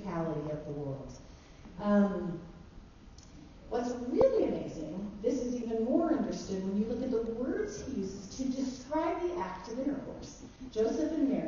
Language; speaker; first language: English; native; English